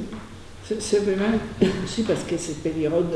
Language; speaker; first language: French; non-native, fluent; Italian